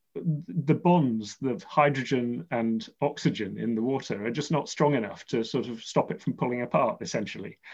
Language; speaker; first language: English; native; English